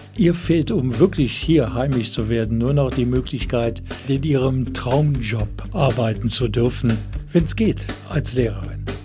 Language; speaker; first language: German; native; German